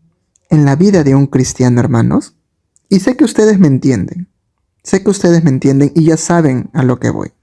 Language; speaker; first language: Spanish; native; Spanish